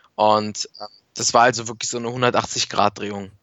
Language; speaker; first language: German; native; German